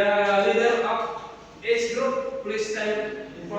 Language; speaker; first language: English; non-native, learner; Indonesian